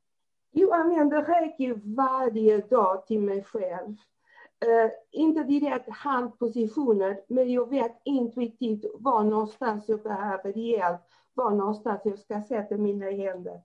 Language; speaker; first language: Swedish; non-native, fluent; Portuguese